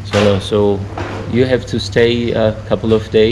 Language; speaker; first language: English; non-native, local second language; Urdu